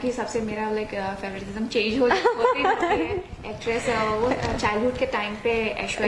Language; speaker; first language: Hindi; non-native, local second language; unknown